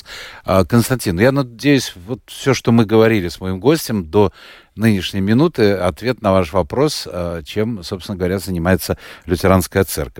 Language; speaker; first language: Russian; native; Russian